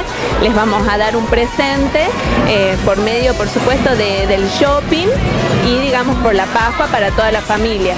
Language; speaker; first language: Spanish; native; Spanish